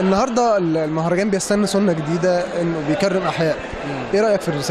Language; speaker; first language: Arabic; native; Arabic